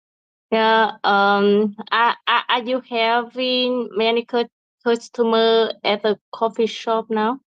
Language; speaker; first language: English; non-native, learner; Vietnamese